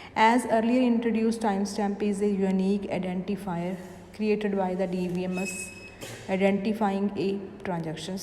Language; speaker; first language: English; non-native, local second language; Punjabi